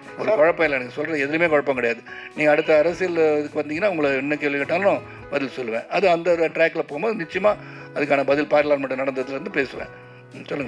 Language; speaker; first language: Tamil; native; Tamil